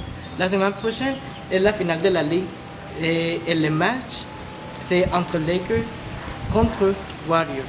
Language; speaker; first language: French; non-native, learner; Spanish